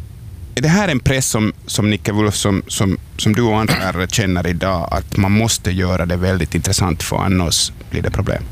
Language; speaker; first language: Swedish; native; Swedish